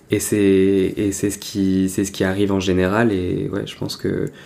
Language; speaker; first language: French; native; French